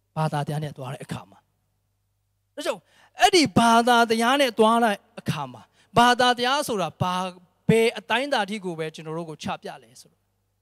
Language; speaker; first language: Burmese; non-native, local second language; Tedim Chin